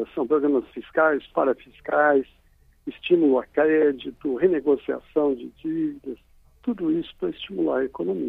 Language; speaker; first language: Portuguese; native; Portuguese